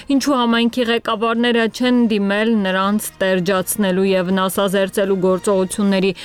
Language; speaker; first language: Armenian; native; Armenian